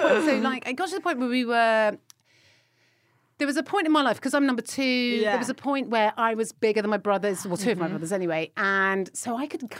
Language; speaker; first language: English; native; English